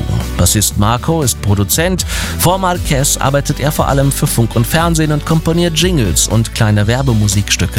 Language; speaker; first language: German; native; German